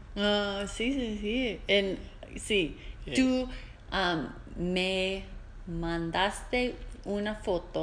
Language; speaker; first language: Spanish; non-native, learner; English